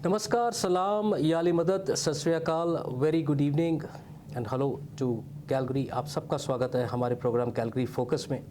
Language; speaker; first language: Hindi; non-native, local second language; Punjabi